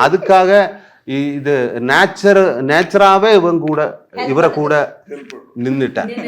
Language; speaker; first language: Tamil; non-native, learner; Malayalam